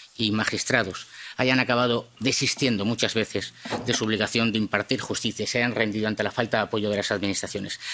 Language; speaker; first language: Spanish; native; Spanish